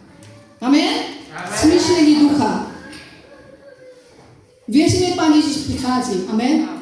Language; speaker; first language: Czech; non-native, fluent; Korean